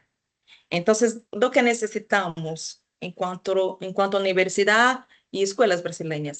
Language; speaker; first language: Spanish; non-native, fluent; Portuguese